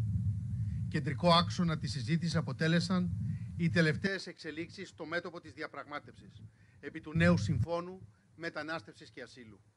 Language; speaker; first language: Greek; native; Greek